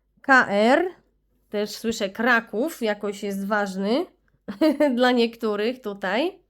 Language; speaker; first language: Polish; native; Polish